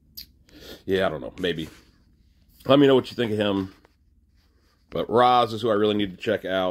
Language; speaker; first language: English; native; English